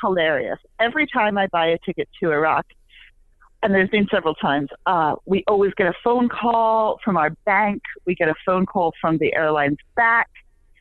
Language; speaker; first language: English; native; English